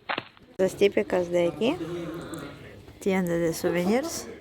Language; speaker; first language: Spanish; non-native, fluent; Russian